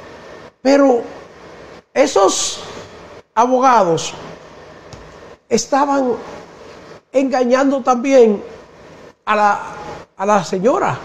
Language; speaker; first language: Spanish; native; Spanish